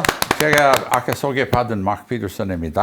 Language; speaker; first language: Korean; non-native, fluent; English